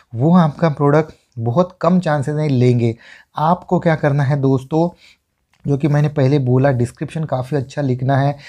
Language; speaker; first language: Hindi; non-native, local second language; Marathi